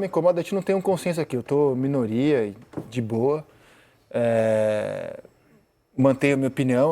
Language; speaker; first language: Portuguese; native; Portuguese